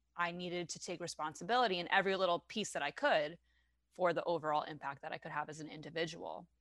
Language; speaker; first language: English; non-native, fluent; French